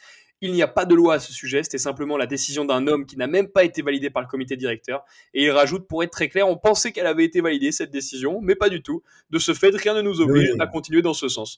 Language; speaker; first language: French; native; French